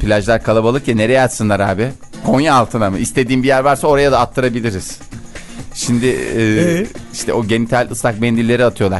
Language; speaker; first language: Turkish; native; Turkish